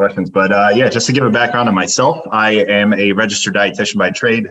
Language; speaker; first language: English; early bilingual, other home language; Turkish